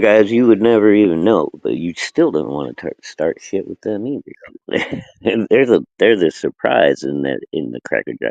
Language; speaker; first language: English; native; English